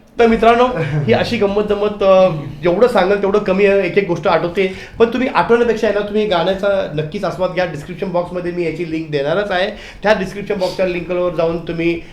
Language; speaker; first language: Marathi; native; Marathi